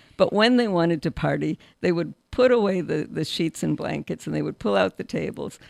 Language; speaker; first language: English; early bilingual, other home language; Russian